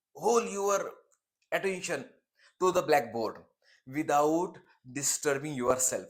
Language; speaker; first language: English; non-native, local second language; Marathi